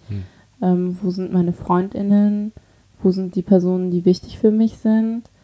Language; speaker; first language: German; early bilingual, other home language; Chinese